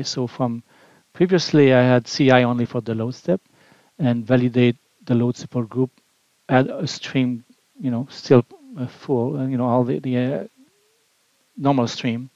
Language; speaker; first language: English; non-native, fluent; French